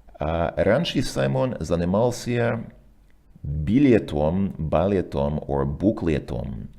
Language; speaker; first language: Russian; non-native, fluent; English